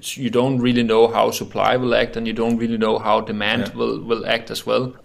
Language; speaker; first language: English; non-native, fluent; Danish